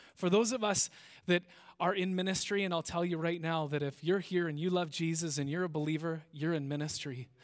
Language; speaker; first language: English; native; English